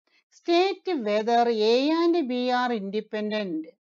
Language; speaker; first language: English; non-native, local second language; Malayalam